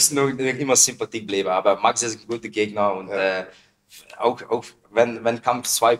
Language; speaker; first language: German; non-native, learner; Dutch